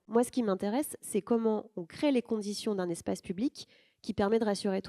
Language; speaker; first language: French; native; French